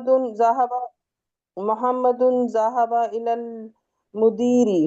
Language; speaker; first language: Arabic; non-native, learner; Urdu